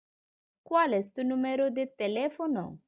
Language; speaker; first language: Spanish; non-native, fluent; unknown